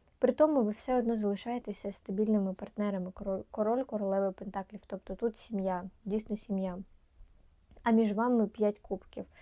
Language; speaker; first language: Ukrainian; non-native, local second language; Russian